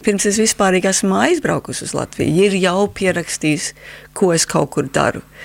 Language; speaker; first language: Latvian; early bilingual, heritage; Latvian